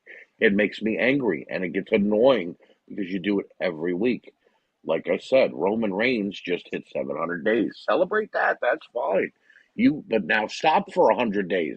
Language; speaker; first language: English; native; English